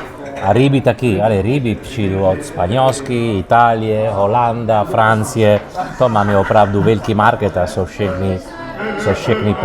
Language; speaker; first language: Czech; non-native, learner; Italian